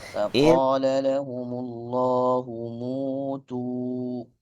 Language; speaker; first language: Arabic; non-native, fluent; Indonesian